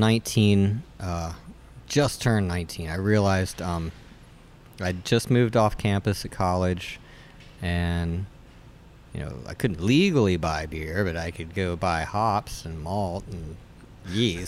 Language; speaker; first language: English; native; English